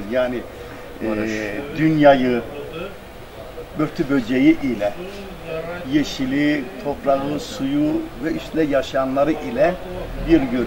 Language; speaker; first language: Turkish; native; Turkish